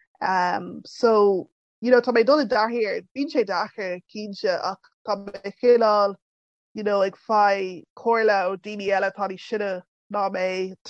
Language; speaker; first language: Irish; early bilingual, other home language; English